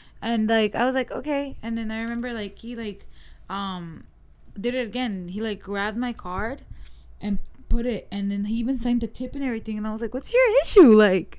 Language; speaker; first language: English; early bilingual, other home language; Spanish